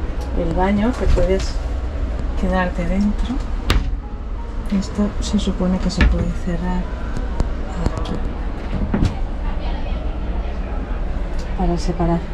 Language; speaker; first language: Spanish; native; Spanish